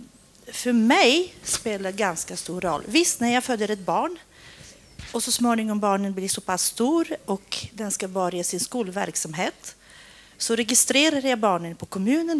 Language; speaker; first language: Swedish; non-native, fluent; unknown